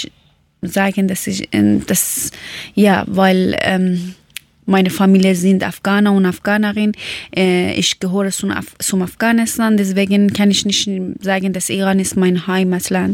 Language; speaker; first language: German; non-native, learner; Persian